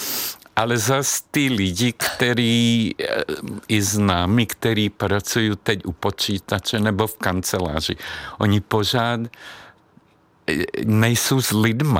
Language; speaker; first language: Czech; non-native, fluent; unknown